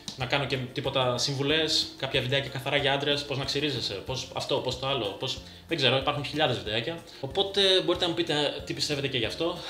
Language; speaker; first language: Greek; early bilingual, other home language; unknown